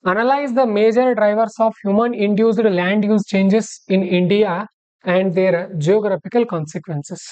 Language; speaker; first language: English; non-native, local second language; Kannada